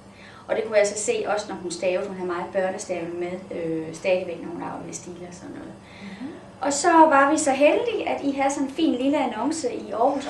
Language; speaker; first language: Danish; native; Danish